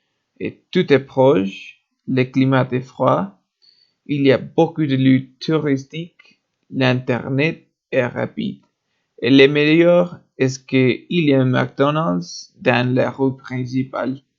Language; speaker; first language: French; non-native, learner; Spanish